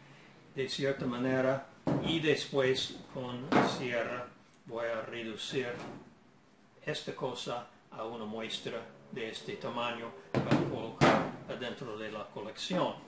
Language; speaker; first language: Spanish; non-native, fluent; English